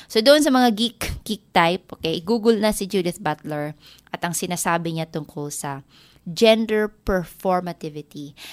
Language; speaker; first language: Filipino; non-native, local second language; Waray